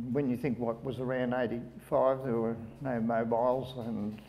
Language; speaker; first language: English; native; English